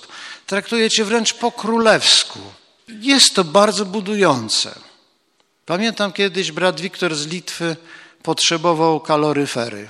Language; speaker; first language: Polish; native; Polish